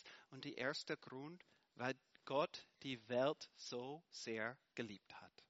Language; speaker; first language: German; non-native, fluent; English